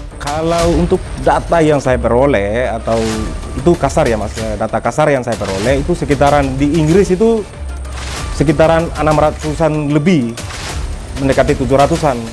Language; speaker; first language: Indonesian; non-native, local second language; Tetum